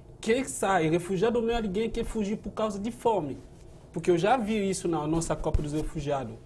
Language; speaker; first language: Portuguese; non-native, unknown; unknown